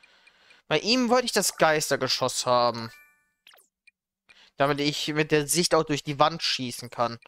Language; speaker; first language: German; native; German